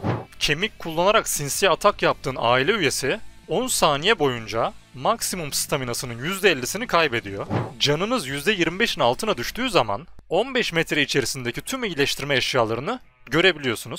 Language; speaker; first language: Turkish; native; Turkish